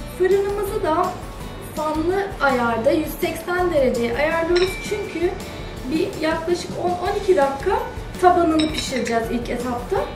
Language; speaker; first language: Turkish; early bilingual, heritage; Turkish